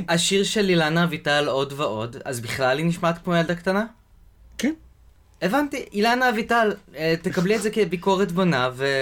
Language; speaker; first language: Hebrew; native; Hebrew